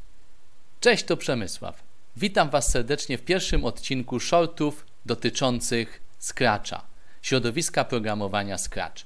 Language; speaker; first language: Polish; native; Polish